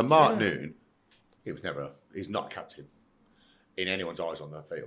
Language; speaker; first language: English; native; English